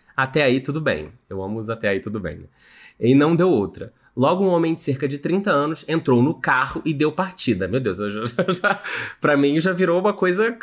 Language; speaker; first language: Portuguese; native; Portuguese